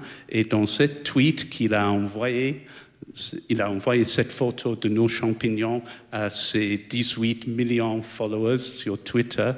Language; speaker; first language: French; non-native, fluent; English